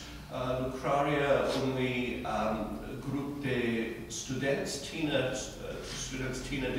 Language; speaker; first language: Romanian; non-native, fluent; English